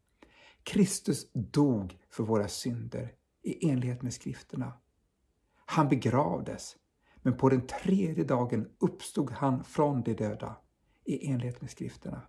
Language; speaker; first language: Swedish; native; Swedish